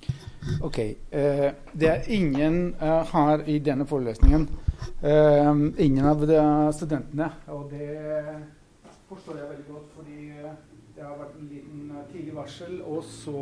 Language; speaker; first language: Norwegian; non-native, fluent; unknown